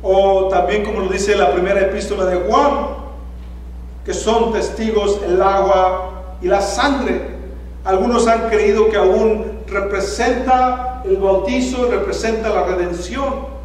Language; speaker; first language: Spanish; native; Spanish